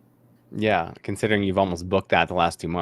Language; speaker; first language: English; native; English